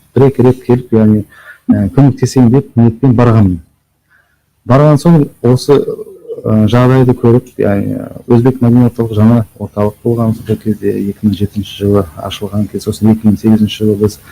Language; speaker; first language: Kazakh; non-native, local second language; Uzbek